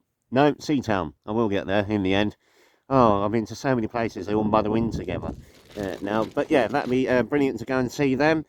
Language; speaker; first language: English; native; English